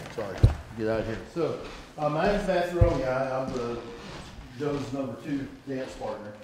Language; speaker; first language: English; native; English